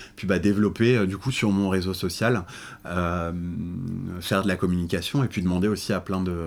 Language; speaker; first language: French; native; French